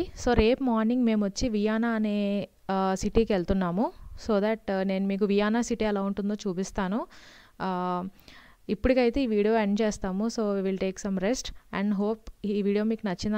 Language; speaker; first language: Telugu; native; Telugu